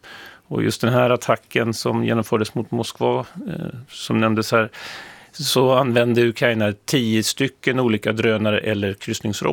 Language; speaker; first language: Swedish; native; Swedish